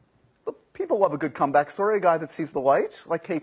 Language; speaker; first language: English; native; English